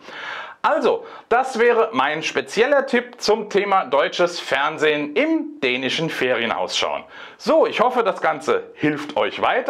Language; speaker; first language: German; native; German